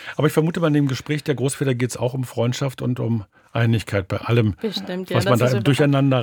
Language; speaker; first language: German; native; German